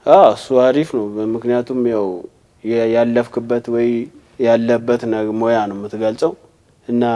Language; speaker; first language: Amharic; non-native, local second language; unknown